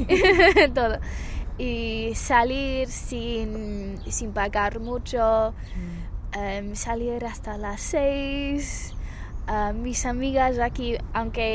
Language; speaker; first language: Spanish; non-native, fluent; English